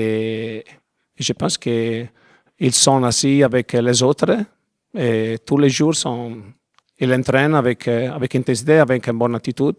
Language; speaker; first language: French; non-native, learner; Italian